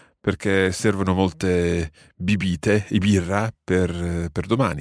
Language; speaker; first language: Italian; non-native, fluent; English